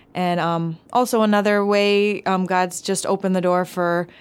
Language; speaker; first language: English; native; English